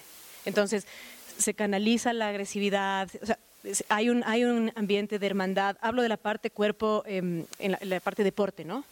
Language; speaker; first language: Spanish; native; Spanish